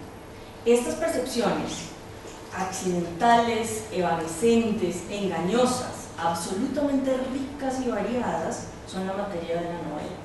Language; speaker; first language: Spanish; native; Spanish